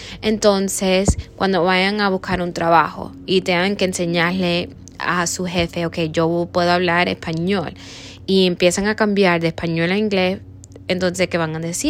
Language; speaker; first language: Spanish; early bilingual, heritage; Spanish